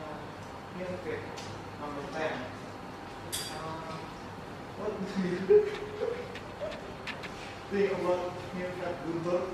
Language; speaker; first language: English; non-native, learner; Indonesian